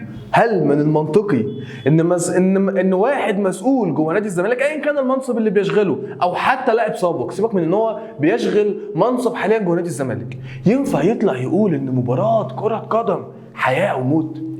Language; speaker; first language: Arabic; native; Arabic